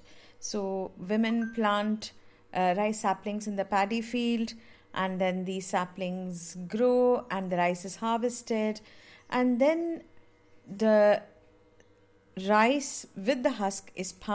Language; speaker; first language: English; non-native, local second language; Tamil